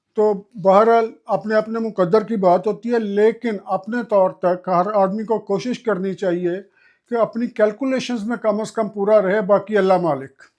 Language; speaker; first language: Urdu; non-native, local second language; Punjabi